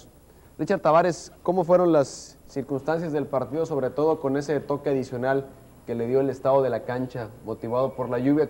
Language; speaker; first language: Spanish; native; Spanish